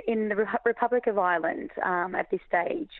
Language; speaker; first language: English; native; English